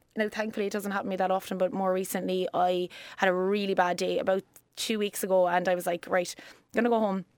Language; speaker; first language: English; native; English